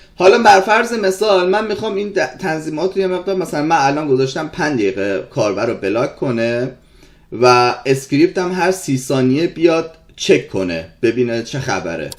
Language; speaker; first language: Persian; early bilingual, heritage; Persian